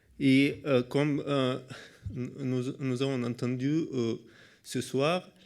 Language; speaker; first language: French; non-native, learner; Russian